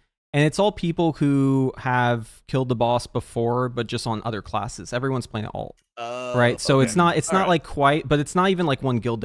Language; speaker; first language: English; native; English